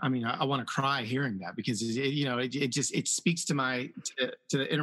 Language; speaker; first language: English; early bilingual, other home language; Spanish